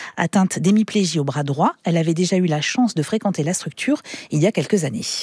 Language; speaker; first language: French; native; French